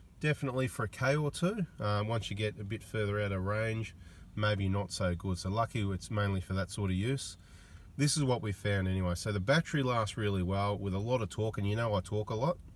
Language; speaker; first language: English; native; English